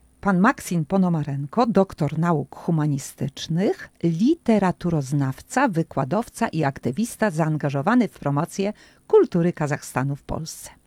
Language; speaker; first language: Polish; native; Polish